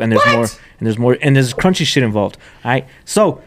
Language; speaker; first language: English; early bilingual, other home language; Spanish